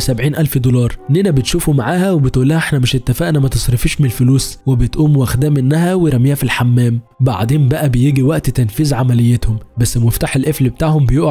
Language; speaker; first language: Arabic; native; Arabic